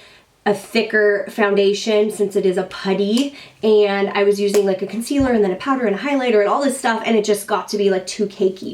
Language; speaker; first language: English; native; English